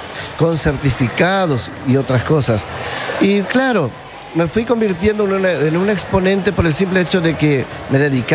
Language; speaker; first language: Spanish; non-native, local second language; Guarani